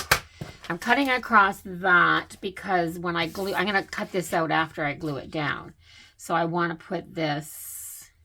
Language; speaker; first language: English; native; English